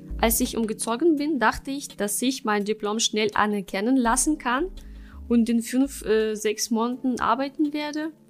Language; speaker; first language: German; non-native, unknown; Russian